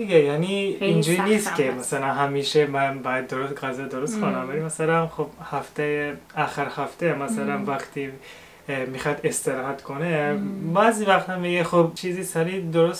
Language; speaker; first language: Persian; non-native, fluent; Japanese